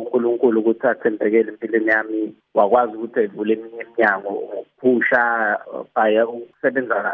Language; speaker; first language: Zulu; native; Zulu